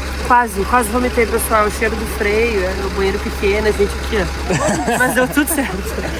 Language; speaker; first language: Portuguese; native; Portuguese